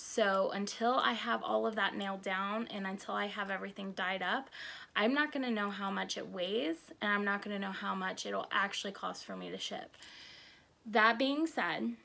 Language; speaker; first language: English; native; English